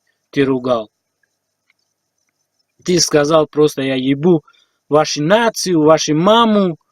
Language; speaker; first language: Russian; non-native, learner; Tajik